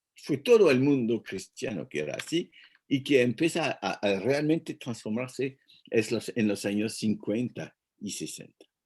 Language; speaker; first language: Spanish; non-native, fluent; French